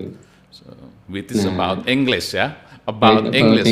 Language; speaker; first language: English; non-native, local second language; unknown